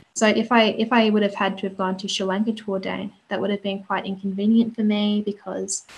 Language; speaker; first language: English; native; English